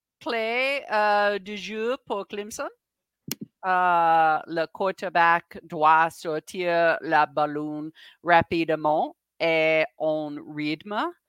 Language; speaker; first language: French; non-native, learner; English